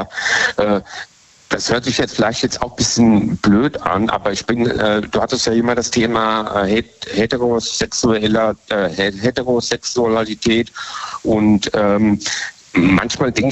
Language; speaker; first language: German; native; German